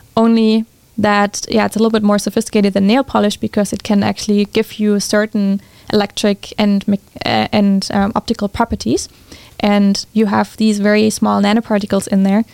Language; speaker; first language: English; non-native, fluent; German